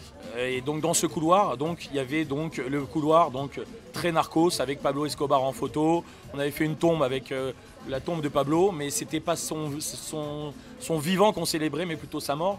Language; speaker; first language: French; native; French